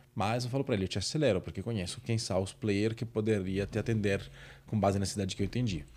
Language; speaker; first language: Portuguese; non-native, fluent; Italian